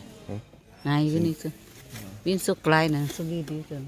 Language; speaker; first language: German; non-native, learner; Thai